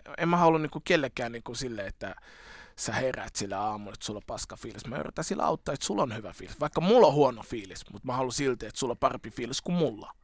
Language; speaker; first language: Finnish; early bilingual, other home language; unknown